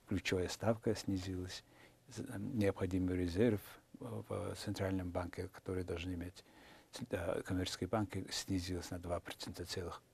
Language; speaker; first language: Russian; non-native, fluent; Mongolian